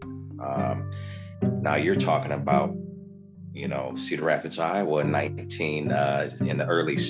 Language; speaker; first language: English; native; English